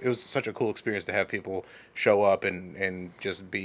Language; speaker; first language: English; native; English